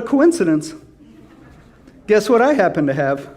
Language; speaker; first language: English; native; English